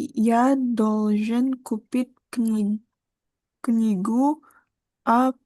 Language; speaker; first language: Russian; non-native, learner; Indonesian